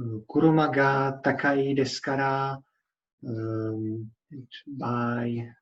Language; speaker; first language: Japanese; non-native, learner; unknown